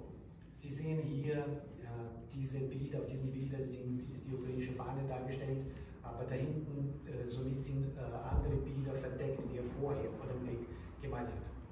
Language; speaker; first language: German; non-native, fluent; Ukrainian